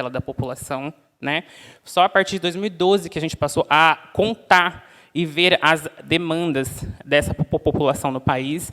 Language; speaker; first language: Portuguese; native; Portuguese